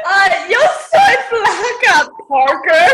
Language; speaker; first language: Spanish; non-native, learner; English